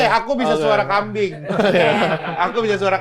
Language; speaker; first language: Indonesian; native; Indonesian